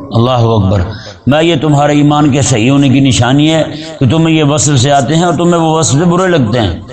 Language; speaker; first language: Urdu; non-native, local second language; Punjabi